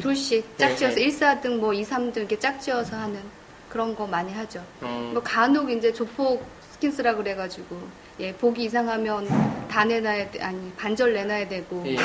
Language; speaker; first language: Korean; native; Korean